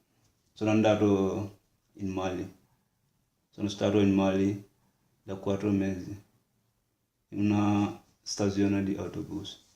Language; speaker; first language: Italian; non-native, learner; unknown